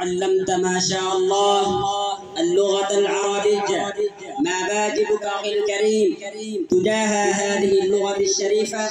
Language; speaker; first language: Arabic; non-native, learner; Urdu